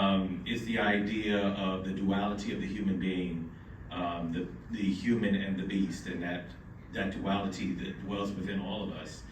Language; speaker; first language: English; native; English